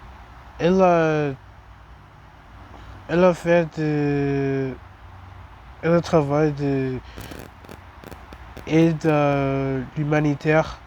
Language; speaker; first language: French; non-native, learner; English